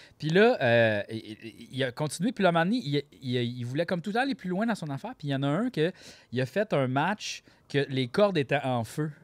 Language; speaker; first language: French; native; French